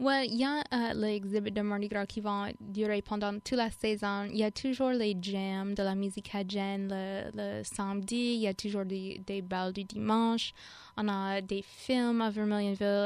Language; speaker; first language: French; non-native, fluent; English